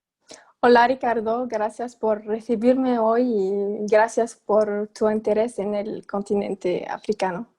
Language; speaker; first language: Spanish; non-native, fluent; Arabic